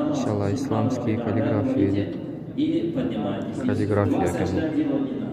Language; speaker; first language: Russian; non-native, local second language; Kyrgyz